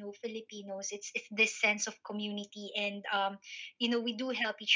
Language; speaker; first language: English; non-native, local second language; Filipino